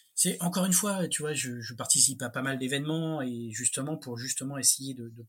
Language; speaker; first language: French; native; French